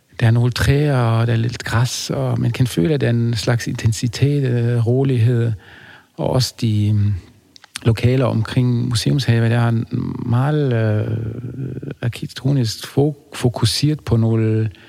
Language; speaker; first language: Danish; non-native, fluent; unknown